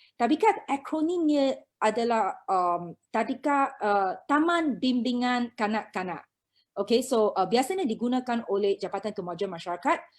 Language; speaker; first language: Malay; non-native, local second language; Chinese